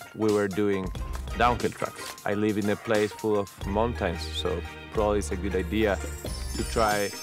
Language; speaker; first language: English; non-native, fluent; Spanish